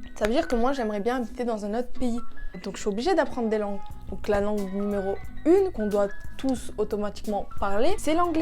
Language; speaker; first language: French; native; French